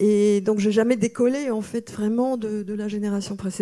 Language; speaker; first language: French; non-native, fluent; Russian